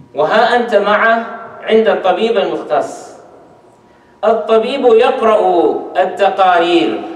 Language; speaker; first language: Arabic; non-native, fluent; English